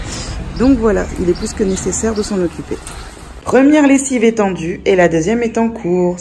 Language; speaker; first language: French; native; French